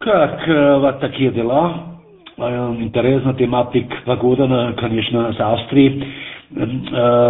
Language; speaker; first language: Russian; non-native, learner; German